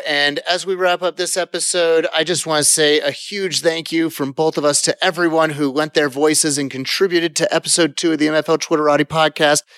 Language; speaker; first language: English; native; English